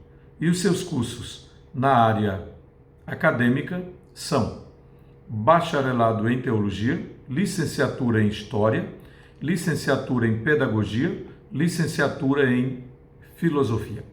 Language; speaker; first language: Portuguese; native; Portuguese